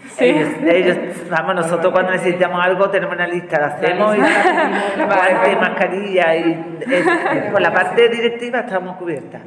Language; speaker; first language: Spanish; native; Spanish